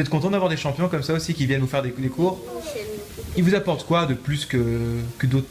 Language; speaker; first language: French; native; French